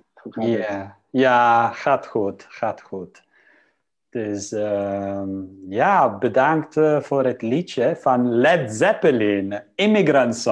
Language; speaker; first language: Dutch; non-native, fluent; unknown